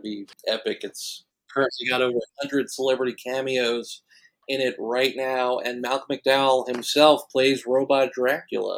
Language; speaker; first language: English; native; English